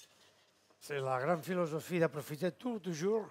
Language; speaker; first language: French; non-native, fluent; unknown